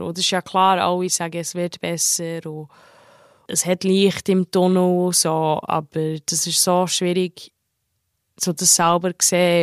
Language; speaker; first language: German; early bilingual, heritage; German